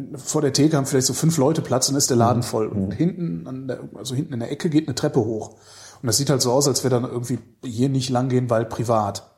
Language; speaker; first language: German; native; German